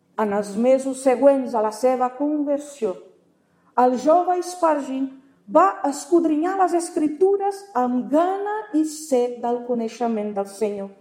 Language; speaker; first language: Catalan; non-native, fluent; Portuguese